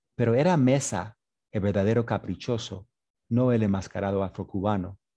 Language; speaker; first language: Spanish; non-native, fluent; English